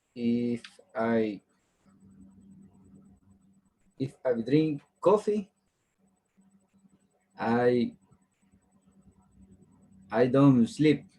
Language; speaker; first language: English; non-native, learner; Spanish